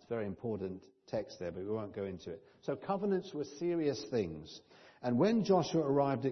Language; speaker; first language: English; native; English